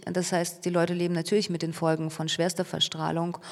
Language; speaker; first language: German; early bilingual, other home language; Russian